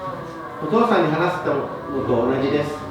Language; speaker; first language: Japanese; non-native, fluent; Indonesian